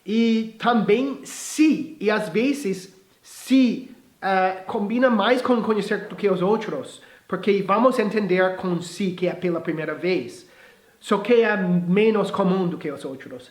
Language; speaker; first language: Portuguese; non-native, fluent; English